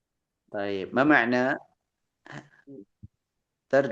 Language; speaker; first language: Arabic; non-native, fluent; Indonesian